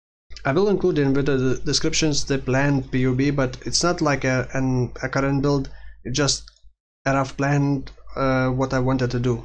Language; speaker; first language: English; non-native, fluent; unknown